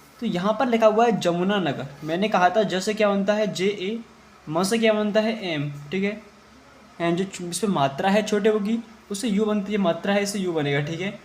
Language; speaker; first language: Hindi; native; Hindi